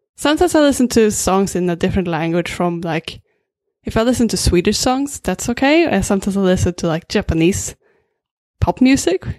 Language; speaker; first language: English; non-native, fluent; Swedish